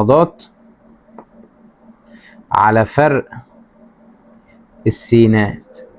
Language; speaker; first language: Arabic; native; Arabic